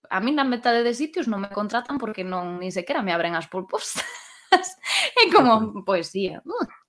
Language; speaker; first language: Galician; non-native, local second language; Spanish